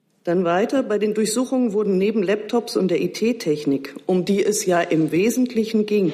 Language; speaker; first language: German; native; German